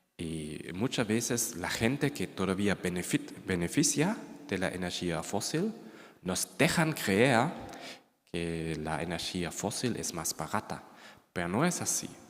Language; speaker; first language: Spanish; non-native, fluent; German